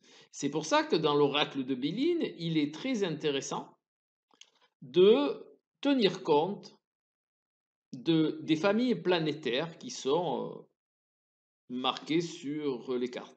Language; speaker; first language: French; native; French